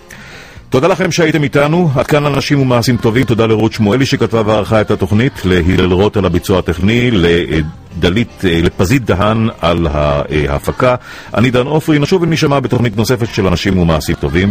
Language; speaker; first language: Hebrew; native; Hebrew